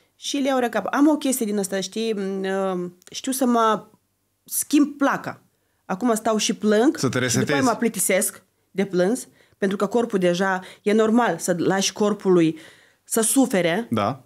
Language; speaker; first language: Romanian; non-native, fluent; Lithuanian